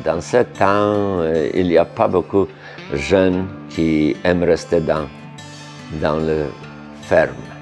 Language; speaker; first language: French; non-native, learner; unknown